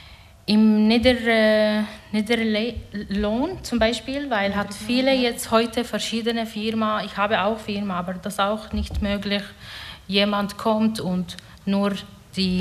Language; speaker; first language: German; non-native, learner; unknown